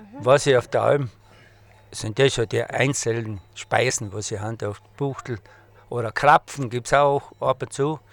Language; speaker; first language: German; native; German